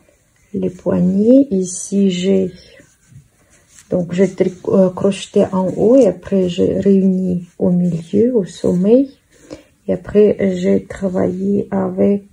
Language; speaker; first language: French; non-native, fluent; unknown